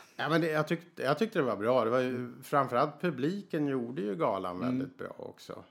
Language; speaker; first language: Swedish; early bilingual, other home language; English